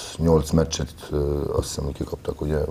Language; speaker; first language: Hungarian; non-native, fluent; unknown